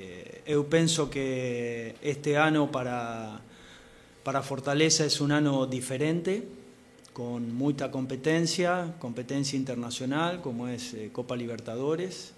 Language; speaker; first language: Portuguese; non-native, learner; Spanish